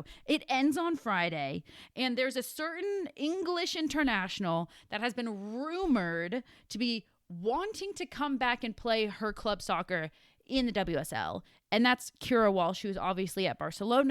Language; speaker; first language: English; native; English